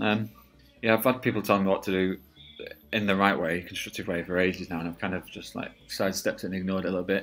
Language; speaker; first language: English; native; English